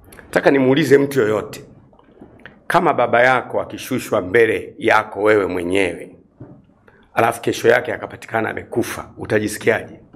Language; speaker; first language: Swahili; native; Swahili